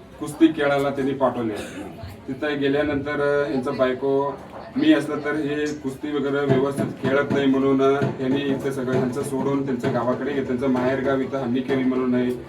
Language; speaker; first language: Marathi; non-native, local second language; Kannada